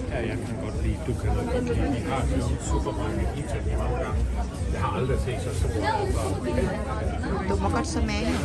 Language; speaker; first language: Danish; non-native, learner; Thai